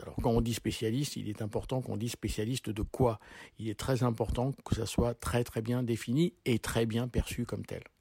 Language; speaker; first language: French; native; French